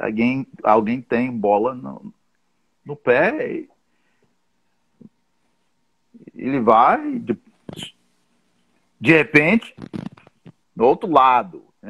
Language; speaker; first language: Portuguese; non-native, fluent; English